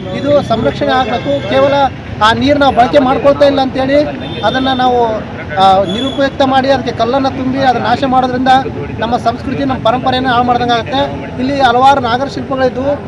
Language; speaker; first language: Kannada; native; Kannada